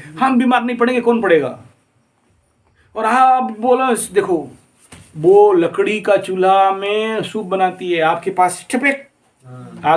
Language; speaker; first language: Hindi; non-native, local second language; Odia